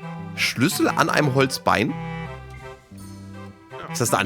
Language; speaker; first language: German; native; German